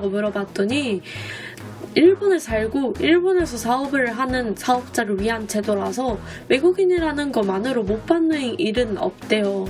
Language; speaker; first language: Korean; non-native, fluent; Japanese